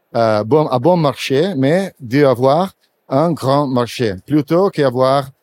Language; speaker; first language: French; non-native, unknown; Italian